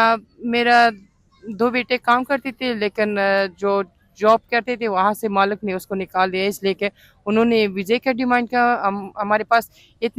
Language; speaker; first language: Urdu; non-native, fluent; Persian